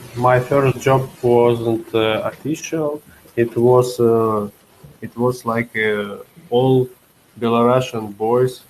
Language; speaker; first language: English; non-native, learner; Russian